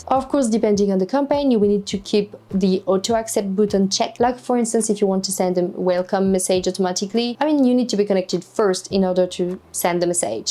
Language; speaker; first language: English; non-native, fluent; French